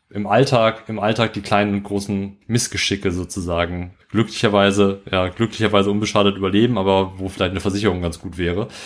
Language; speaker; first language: German; native; German